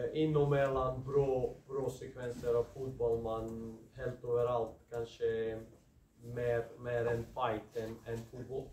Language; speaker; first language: Swedish; non-native, fluent; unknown